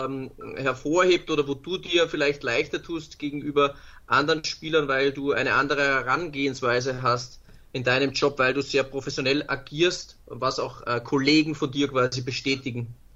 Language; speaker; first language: German; native; German